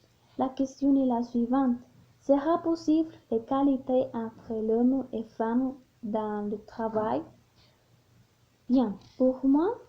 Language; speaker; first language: French; non-native, learner; Spanish